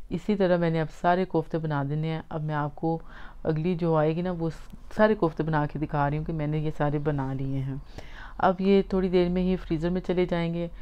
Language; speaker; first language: Urdu; native; Urdu